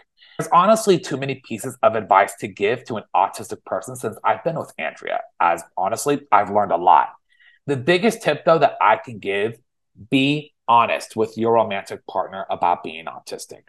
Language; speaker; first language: English; native; English